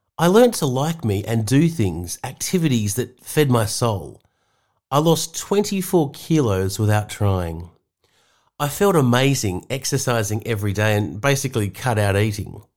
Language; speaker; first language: English; native; English